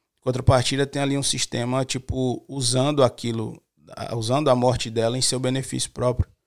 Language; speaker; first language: Portuguese; native; Portuguese